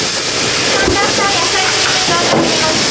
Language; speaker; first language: Japanese; native; Japanese